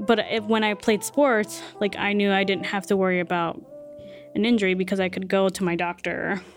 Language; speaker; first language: English; early bilingual, other home language; Spanish